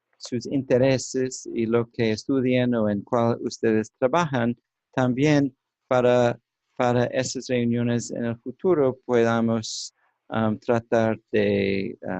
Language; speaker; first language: Spanish; non-native, learner; English